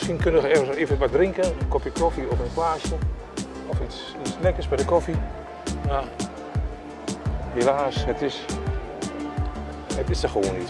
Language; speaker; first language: Dutch; native; Dutch